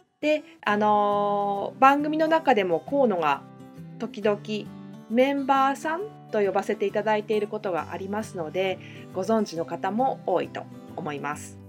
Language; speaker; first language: Japanese; native; Japanese